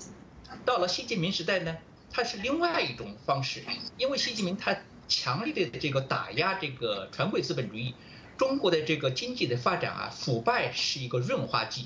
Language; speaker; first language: Chinese; native; Chinese